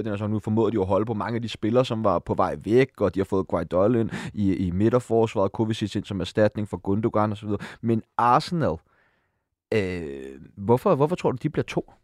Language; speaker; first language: Danish; native; Danish